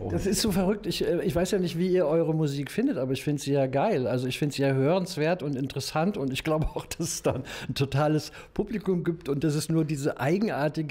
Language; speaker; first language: German; native; German